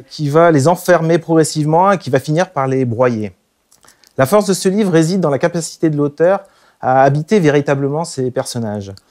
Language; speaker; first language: French; native; French